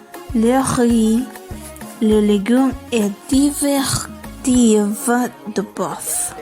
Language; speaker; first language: French; non-native, learner; Spanish